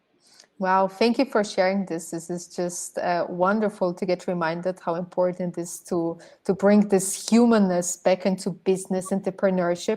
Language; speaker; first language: English; non-native, fluent; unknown